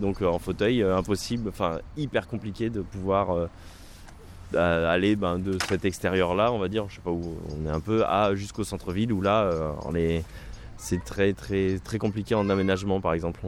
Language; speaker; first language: French; native; French